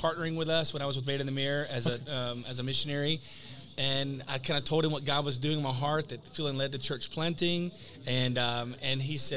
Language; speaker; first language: English; native; English